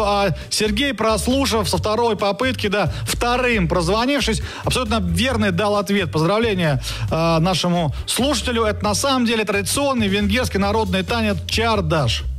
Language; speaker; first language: Russian; native; Russian